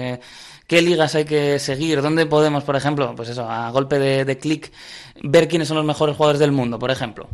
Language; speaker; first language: Spanish; native; Spanish